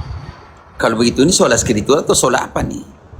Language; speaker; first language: Indonesian; native; Indonesian